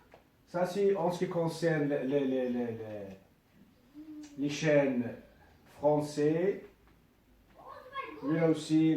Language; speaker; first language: French; non-native, local second language; Arabic